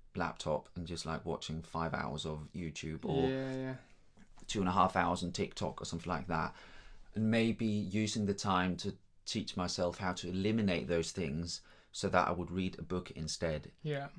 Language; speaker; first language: English; non-native, fluent; Danish